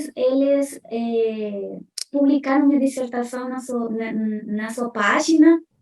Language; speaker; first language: Portuguese; non-native, fluent; Spanish